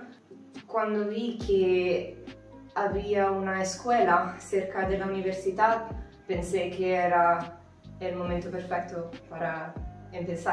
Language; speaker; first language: Spanish; non-native, learner; Italian